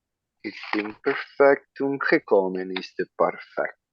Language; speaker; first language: Dutch; non-native, learner; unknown